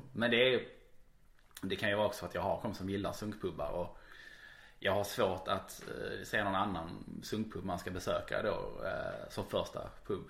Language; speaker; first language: Swedish; native; Swedish